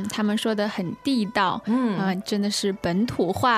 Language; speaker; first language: Chinese; native; Chinese